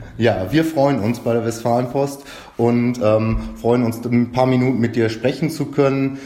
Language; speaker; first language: German; native; German